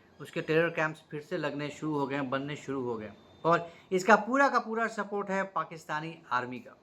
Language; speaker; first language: Hindi; native; Hindi